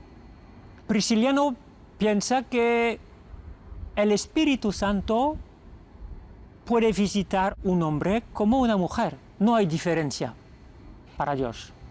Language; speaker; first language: Spanish; non-native, fluent; French